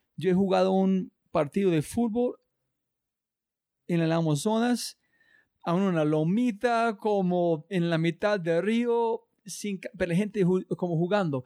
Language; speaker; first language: Spanish; non-native, learner; English